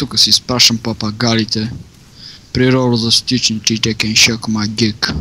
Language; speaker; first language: Bulgarian; native; Bulgarian